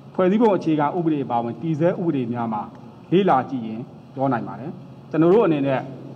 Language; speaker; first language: Burmese; native; Burmese